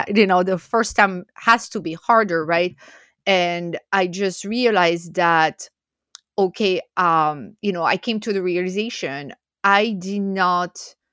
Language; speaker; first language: English; non-native, fluent; French